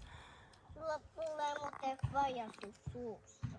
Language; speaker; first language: Finnish; early bilingual, other home language; Kinyarwanda